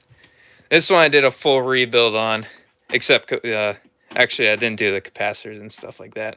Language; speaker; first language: English; native; English